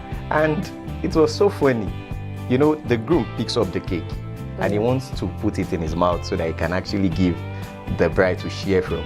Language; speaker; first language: English; non-native, local second language; Yoruba